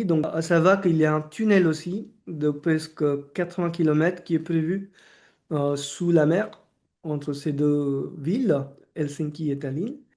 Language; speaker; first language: French; non-native, fluent; Marathi